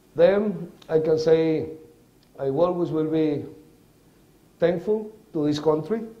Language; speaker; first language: English; non-native, fluent; Spanish